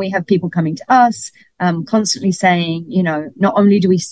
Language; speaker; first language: English; native; English